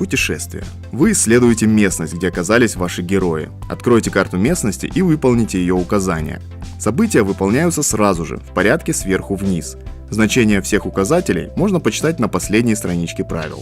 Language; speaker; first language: Russian; native; Russian